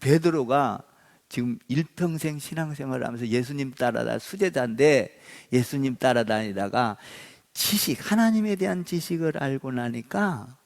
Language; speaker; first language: Korean; native; Korean